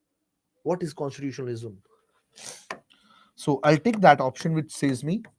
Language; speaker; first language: English; non-native, local second language; Hindi